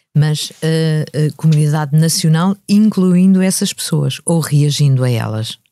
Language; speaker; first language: Portuguese; native; Portuguese